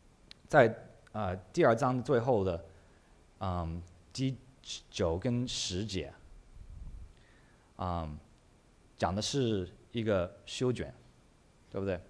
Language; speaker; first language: Chinese; early bilingual, heritage; English